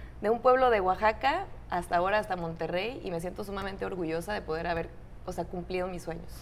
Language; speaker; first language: Spanish; native; Spanish